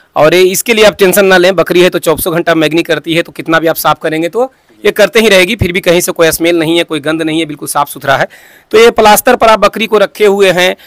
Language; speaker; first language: Hindi; native; Hindi